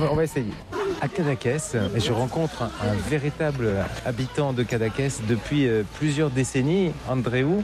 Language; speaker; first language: French; native; French